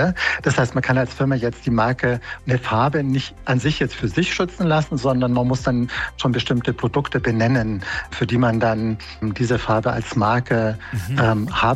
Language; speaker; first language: German; native; German